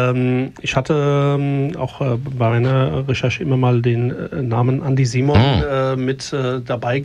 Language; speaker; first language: German; native; German